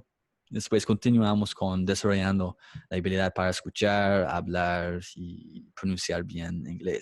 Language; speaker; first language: Spanish; non-native, fluent; English